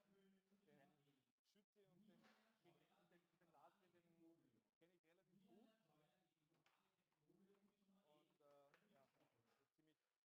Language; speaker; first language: German; native; German